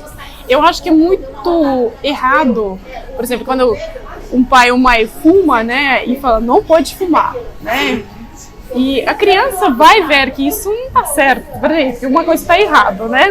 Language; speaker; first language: Portuguese; non-native, fluent; Russian